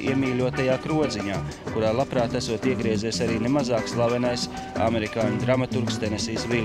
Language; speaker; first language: Latvian; native; Latvian